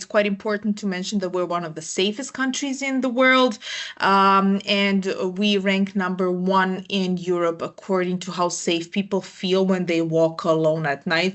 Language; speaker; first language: English; non-native, fluent; Croatian